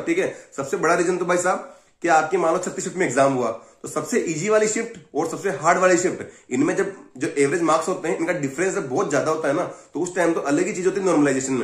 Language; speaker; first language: Hindi; native; Hindi